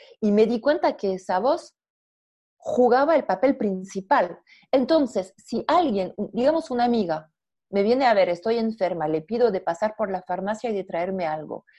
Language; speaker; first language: Spanish; non-native, fluent; French